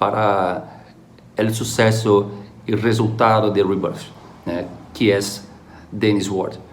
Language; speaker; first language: Spanish; non-native, fluent; Portuguese